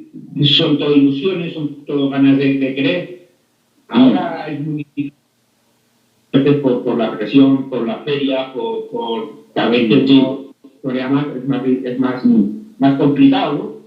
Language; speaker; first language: Spanish; native; Spanish